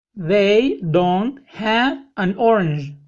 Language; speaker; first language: English; non-native, fluent; Spanish